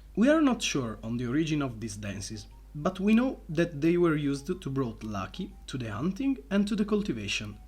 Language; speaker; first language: English; non-native, fluent; Italian